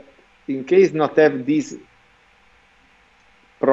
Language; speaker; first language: English; non-native, learner; Italian